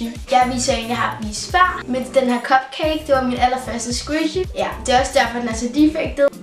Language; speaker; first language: Danish; native; Danish